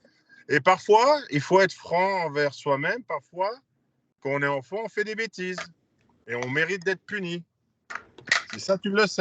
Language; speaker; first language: French; native; French